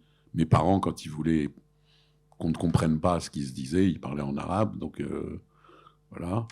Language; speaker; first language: French; early bilingual, other home language; Arabic